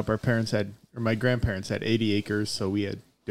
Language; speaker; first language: English; native; English